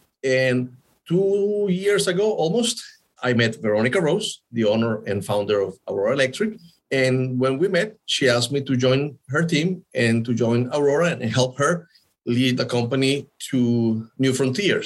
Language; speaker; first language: English; non-native, fluent; Spanish